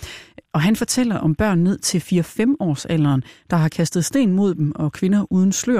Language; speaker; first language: Danish; native; Danish